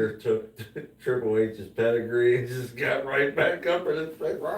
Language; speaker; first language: English; native; English